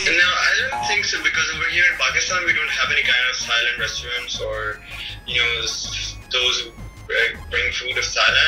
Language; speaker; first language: English; non-native, local second language; Urdu